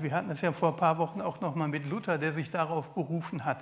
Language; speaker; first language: German; native; German